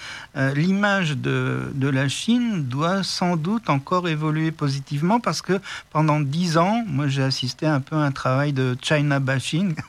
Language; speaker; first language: French; native; French